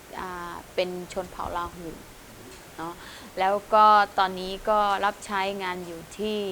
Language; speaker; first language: Thai; non-native, local second language; Lahu